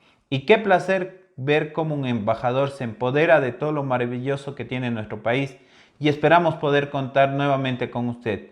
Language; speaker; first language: Spanish; native; Spanish